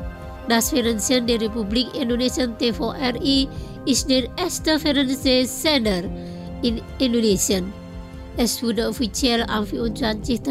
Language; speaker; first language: German; non-native, fluent; Indonesian